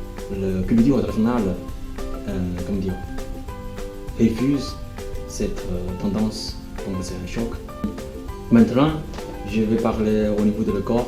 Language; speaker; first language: French; non-native, fluent; Chinese